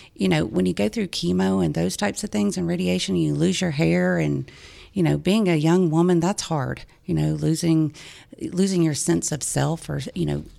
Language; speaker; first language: English; native; English